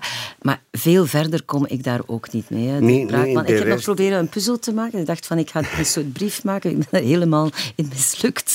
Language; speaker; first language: Dutch; native; Dutch